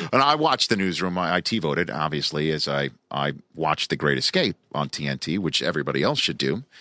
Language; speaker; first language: English; native; English